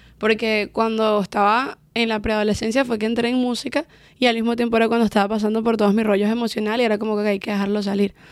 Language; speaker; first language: Spanish; native; Spanish